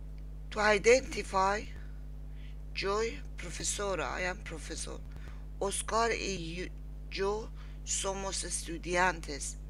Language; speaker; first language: Spanish; non-native, learner; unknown